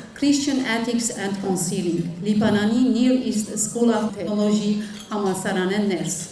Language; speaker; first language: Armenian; early bilingual, heritage; Armenian